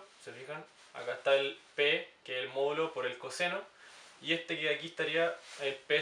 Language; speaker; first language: Spanish; native; Spanish